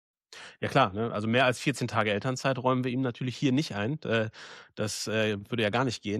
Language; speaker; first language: German; native; German